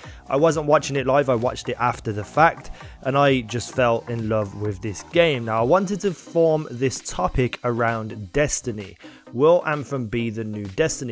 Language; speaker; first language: English; native; English